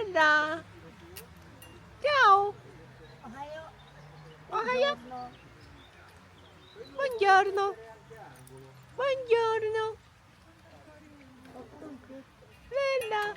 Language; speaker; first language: Italian; non-native, learner; Japanese